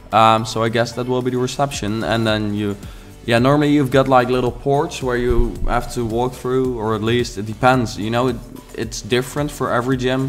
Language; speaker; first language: English; non-native, fluent; Dutch